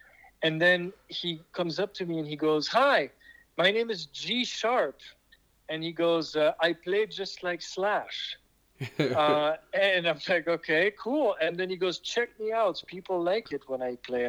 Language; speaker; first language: English; non-native, fluent; French